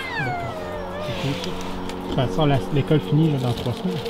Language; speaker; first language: French; native; French